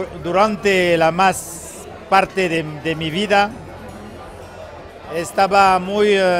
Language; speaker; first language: Spanish; non-native, learner; French